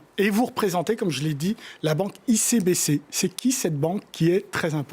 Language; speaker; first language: French; native; French